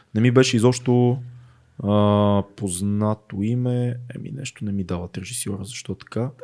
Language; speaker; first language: Bulgarian; native; Bulgarian